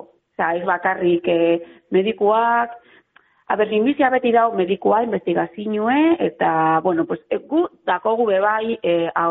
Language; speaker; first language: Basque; non-native, local second language; Spanish